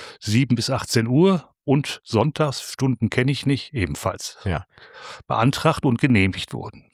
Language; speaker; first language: German; native; German